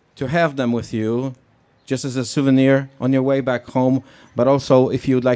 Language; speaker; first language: English; non-native, fluent; Polish